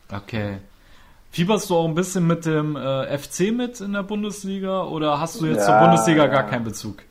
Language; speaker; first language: German; native; German